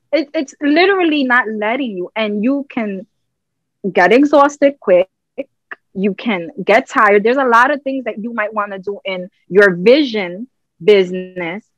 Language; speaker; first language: English; native; English